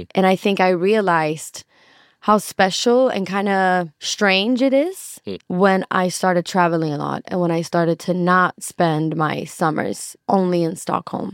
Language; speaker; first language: English; non-native, fluent; Swedish